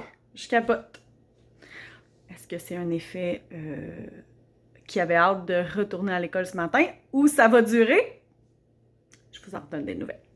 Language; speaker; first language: French; native; French